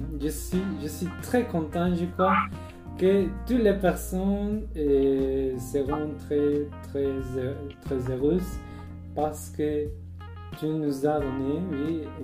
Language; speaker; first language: French; non-native, fluent; Spanish